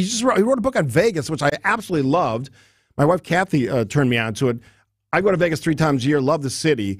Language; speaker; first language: English; native; English